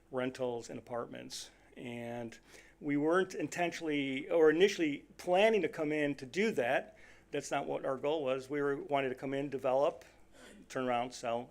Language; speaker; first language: English; native; English